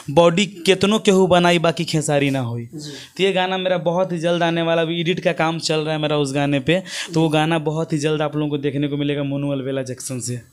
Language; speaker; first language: Hindi; non-native, local second language; Bhojpuri